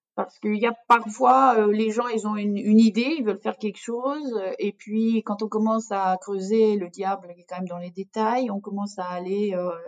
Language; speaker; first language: French; non-native, fluent; Russian